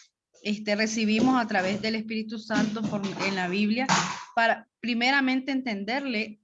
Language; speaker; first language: Spanish; native; Spanish